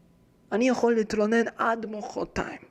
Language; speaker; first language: Hebrew; early bilingual, heritage; Hebrew